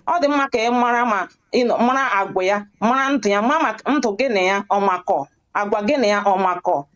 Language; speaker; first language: Igbo; early bilingual, heritage; Igbo